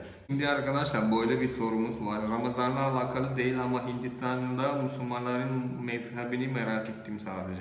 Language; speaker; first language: Turkish; non-native, fluent; Malayalam